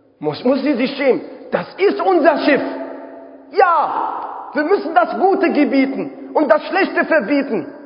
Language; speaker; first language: German; non-native, fluent; Arabic